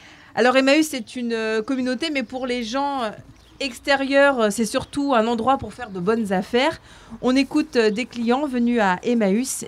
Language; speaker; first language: French; native; French